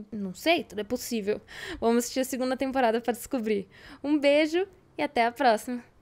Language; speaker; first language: Portuguese; native; Portuguese